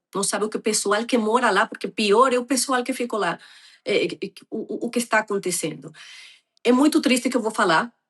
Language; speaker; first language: Portuguese; non-native, fluent; Spanish